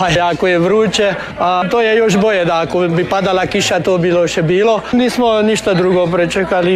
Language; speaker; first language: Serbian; early bilingual, heritage; Croatian